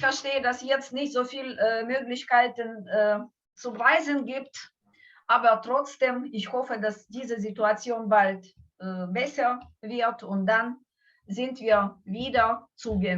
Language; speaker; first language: German; non-native, fluent; Ukrainian